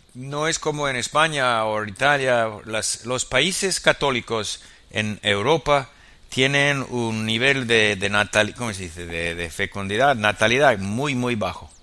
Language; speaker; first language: Spanish; non-native, fluent; English